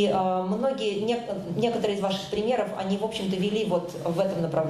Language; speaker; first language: Russian; native; Russian